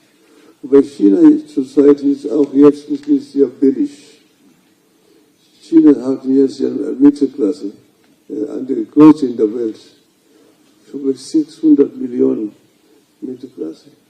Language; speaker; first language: German; non-native, fluent; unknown